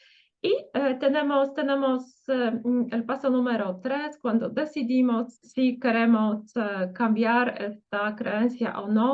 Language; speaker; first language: Spanish; non-native, fluent; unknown